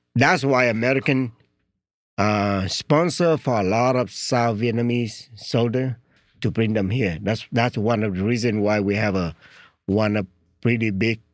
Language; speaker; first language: English; non-native, learner; Vietnamese